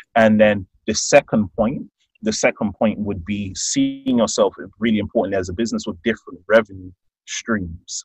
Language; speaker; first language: English; native; English